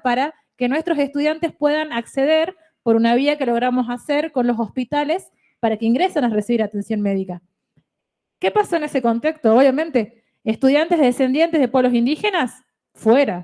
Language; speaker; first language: Spanish; native; Spanish